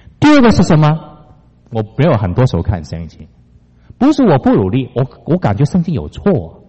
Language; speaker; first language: Chinese; non-native, local second language; Cantonese